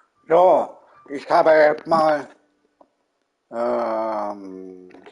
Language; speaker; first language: German; non-native, learner; Vietnamese